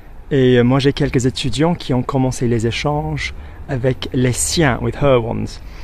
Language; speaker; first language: French; non-native, fluent; English